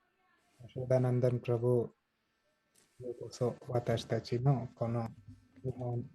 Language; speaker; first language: Japanese; non-native, fluent; Hindi